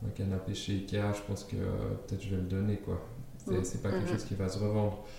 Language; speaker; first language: French; non-native, fluent; German